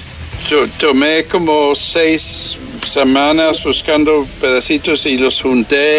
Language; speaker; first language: Spanish; early bilingual, heritage; English